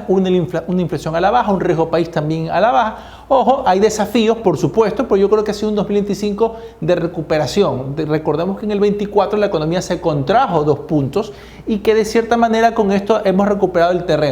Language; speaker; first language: Spanish; native; Spanish